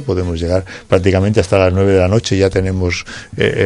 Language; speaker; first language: Spanish; native; Spanish